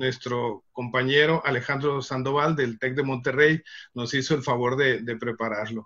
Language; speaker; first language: Spanish; native; Spanish